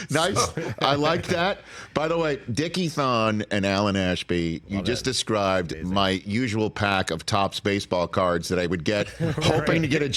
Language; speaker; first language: English; native; English